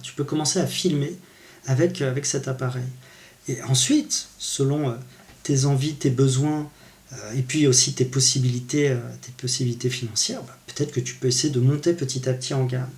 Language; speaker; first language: French; native; French